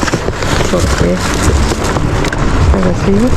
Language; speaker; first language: Spanish; non-native, learner; Filipino